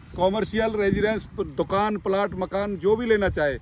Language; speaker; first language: Hindi; native; Hindi